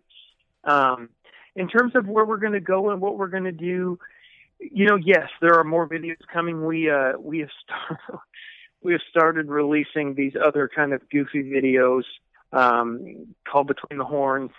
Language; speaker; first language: English; native; English